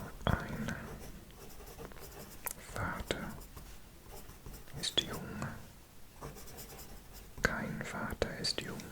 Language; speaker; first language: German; non-native, learner; Welsh